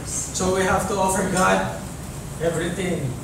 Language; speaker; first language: English; non-native, local second language; Filipino